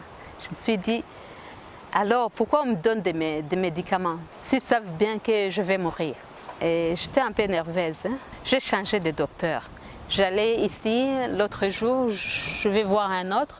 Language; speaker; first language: French; non-native, local second language; Kinyarwanda